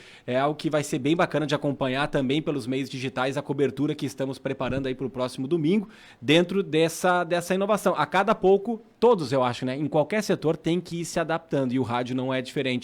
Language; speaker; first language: Portuguese; native; Portuguese